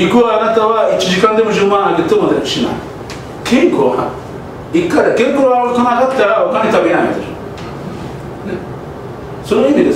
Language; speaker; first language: Japanese; non-native, learner; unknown